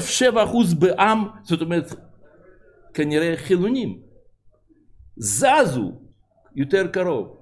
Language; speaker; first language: Hebrew; non-native, fluent; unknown